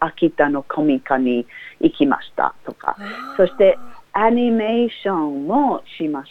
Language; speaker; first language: Japanese; non-native, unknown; English